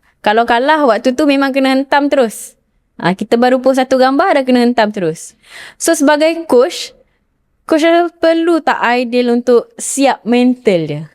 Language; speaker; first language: Malay; native; Malay